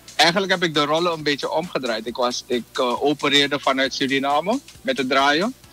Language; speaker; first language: Dutch; native; Dutch